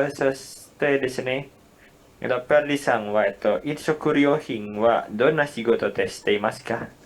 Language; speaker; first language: Japanese; non-native, learner; Indonesian